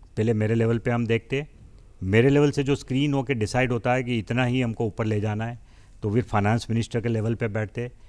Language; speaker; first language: Hindi; non-native, local second language; Gujarati